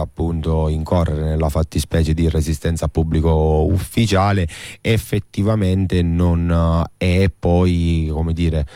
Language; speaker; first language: Italian; native; Italian